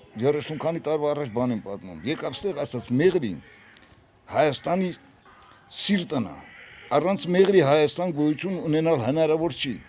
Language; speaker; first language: Armenian; native; Armenian